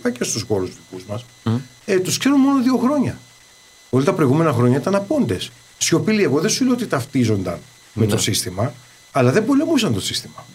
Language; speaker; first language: Greek; early bilingual, heritage; Greek